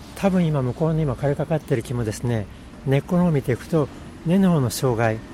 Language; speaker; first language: Japanese; native; Japanese